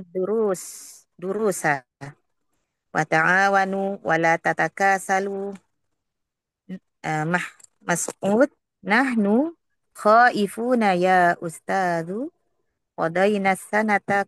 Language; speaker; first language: Arabic; non-native, learner; Indonesian